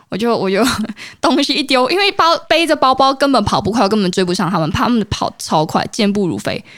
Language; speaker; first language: Chinese; native; Chinese